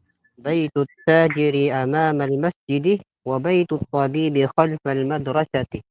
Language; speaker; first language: Arabic; non-native, learner; Filipino